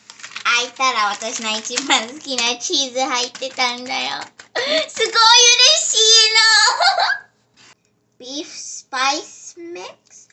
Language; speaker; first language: Japanese; early bilingual, heritage; Japanese